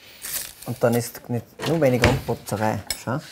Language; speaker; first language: German; native; German